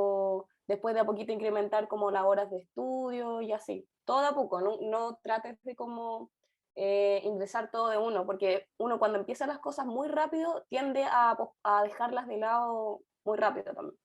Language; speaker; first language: Spanish; native; Spanish